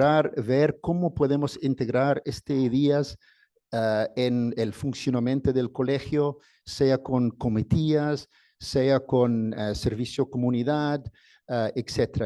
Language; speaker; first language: Spanish; non-native, fluent; English